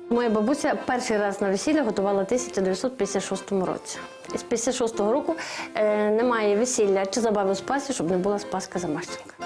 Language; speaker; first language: Ukrainian; native; Ukrainian